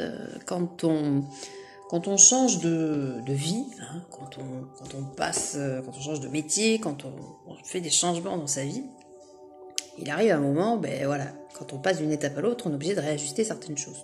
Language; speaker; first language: French; native; French